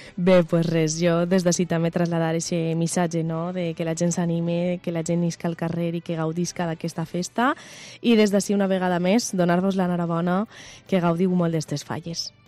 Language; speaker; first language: Catalan; native; Catalan